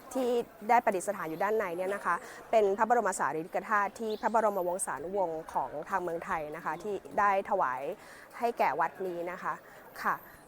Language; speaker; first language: Thai; native; Thai